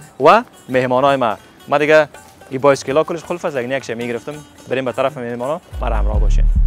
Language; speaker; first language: Persian; native; Persian